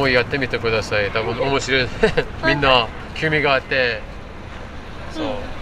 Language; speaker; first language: Japanese; non-native, learner; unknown